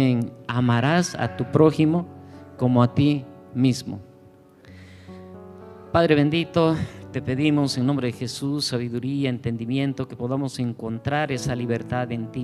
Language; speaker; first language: Spanish; native; Spanish